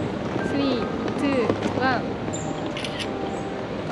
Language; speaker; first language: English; non-native, learner; Japanese